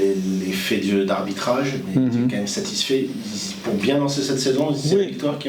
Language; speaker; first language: French; native; French